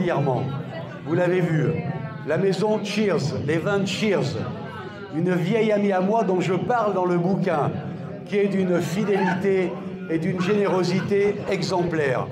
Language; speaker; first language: French; native; French